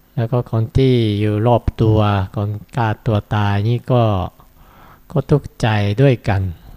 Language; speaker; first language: Thai; non-native, fluent; Japanese